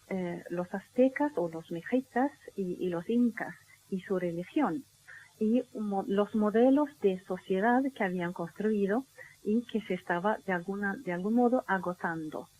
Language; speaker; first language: Spanish; non-native, fluent; Swedish